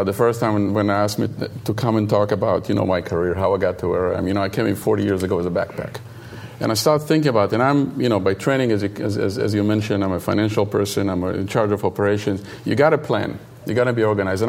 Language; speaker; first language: English; non-native, fluent; Hebrew